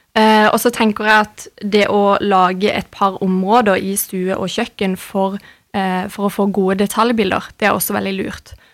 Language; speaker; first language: Norwegian; native; Norwegian